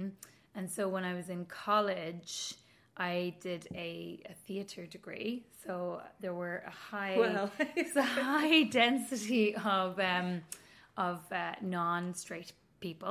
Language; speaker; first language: English; native; English